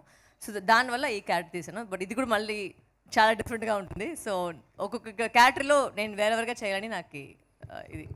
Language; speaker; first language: Telugu; non-native, fluent; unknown